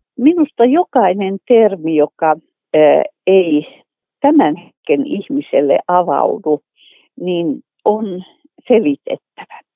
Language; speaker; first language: Finnish; native; Finnish